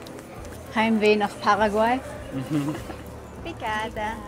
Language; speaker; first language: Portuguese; non-native, learner; German